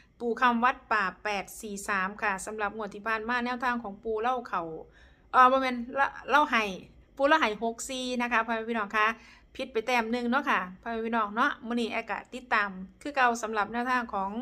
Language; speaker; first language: Thai; non-native, local second language; Northeastern Thai